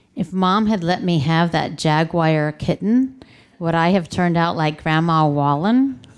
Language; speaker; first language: English; early bilingual, other home language; Spanish